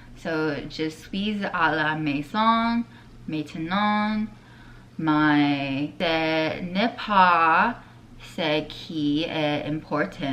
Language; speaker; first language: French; non-native, learner; English